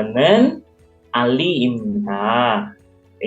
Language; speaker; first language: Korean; non-native, learner; Indonesian